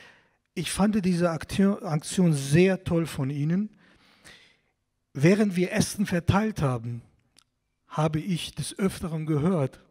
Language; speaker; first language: German; non-native, fluent; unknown